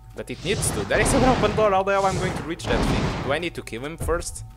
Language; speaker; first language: English; non-native, fluent; Portuguese